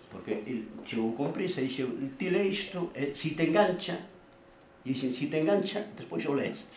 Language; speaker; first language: Galician; non-native, local second language; Spanish